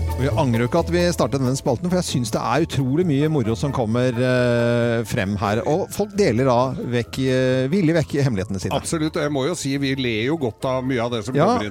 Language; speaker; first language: Norwegian; native; Norwegian